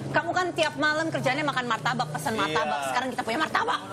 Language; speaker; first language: Indonesian; native; Indonesian